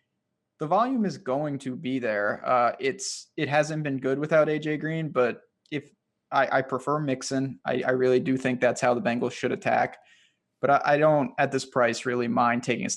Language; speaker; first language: English; native; English